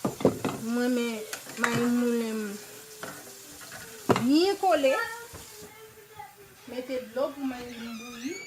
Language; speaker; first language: French; non-native, local second language; Haitian Creole